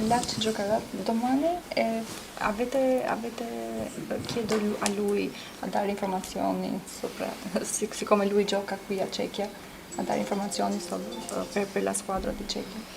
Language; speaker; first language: Italian; non-native, fluent; Albanian